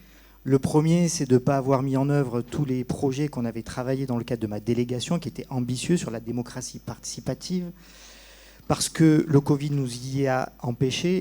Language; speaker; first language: French; native; French